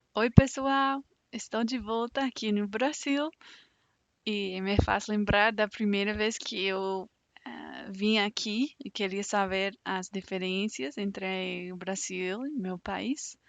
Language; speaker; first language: Portuguese; non-native, fluent; English